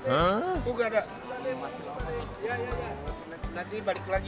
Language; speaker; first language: Indonesian; non-native, fluent; Japanese